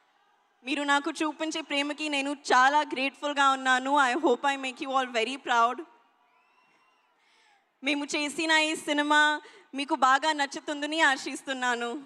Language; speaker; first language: Telugu; non-native, learner; Hindi